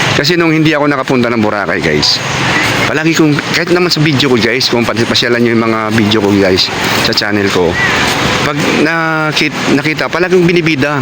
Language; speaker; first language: Filipino; non-native, local second language; Cebuano